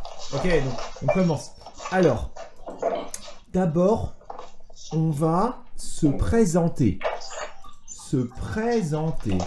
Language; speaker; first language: French; native; French